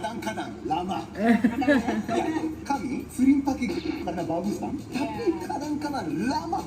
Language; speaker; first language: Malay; non-native, fluent; Japanese